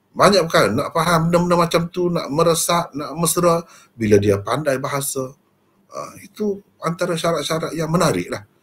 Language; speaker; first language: Malay; native; Malay